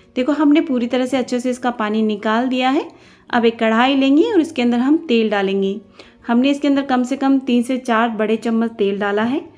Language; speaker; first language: Hindi; native; Hindi